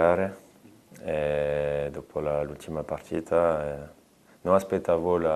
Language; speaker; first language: Italian; non-native, fluent; French